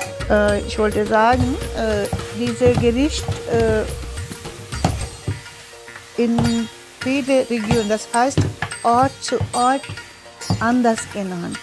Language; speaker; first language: German; non-native, learner; Tulu